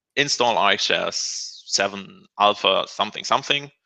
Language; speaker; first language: English; non-native, fluent; German